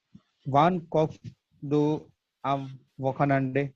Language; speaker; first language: German; non-native, learner; Gujarati